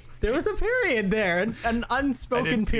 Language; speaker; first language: English; native; English